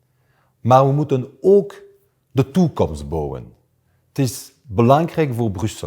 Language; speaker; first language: Dutch; non-native, learner; French